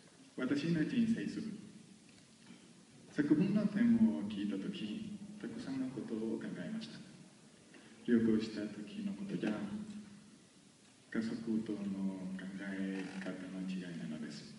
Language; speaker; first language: Japanese; non-native, learner; Spanish